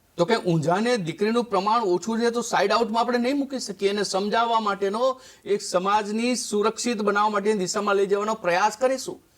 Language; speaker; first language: Gujarati; native; Gujarati